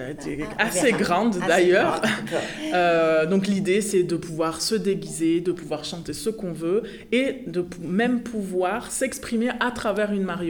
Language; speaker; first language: French; native; French